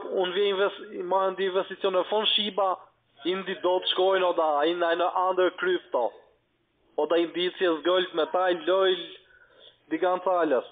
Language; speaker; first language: German; non-native, learner; Italian